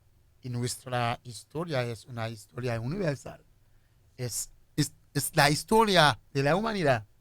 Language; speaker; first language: Spanish; non-native, fluent; Haitian Creole